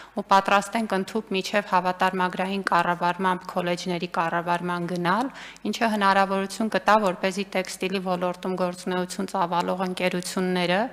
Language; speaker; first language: Armenian; native; Armenian